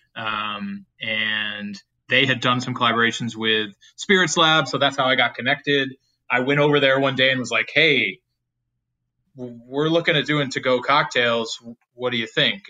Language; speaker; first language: English; native; English